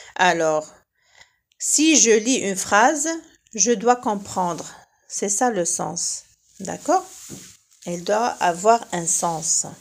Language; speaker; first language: French; non-native, local second language; Arabic